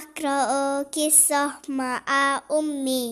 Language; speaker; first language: Arabic; non-native, learner; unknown